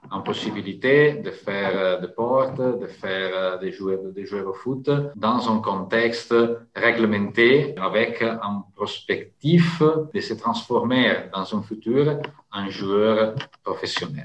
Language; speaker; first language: French; non-native, fluent; Italian